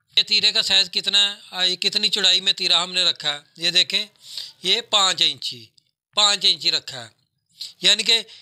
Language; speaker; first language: Urdu; non-native, local second language; Punjabi